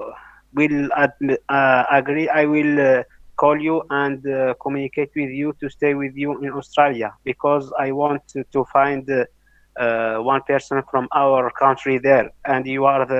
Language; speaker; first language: English; non-native, learner; Arabic